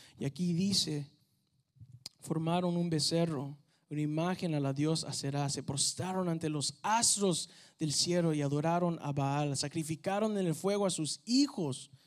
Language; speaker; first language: Spanish; early bilingual, heritage; Spanish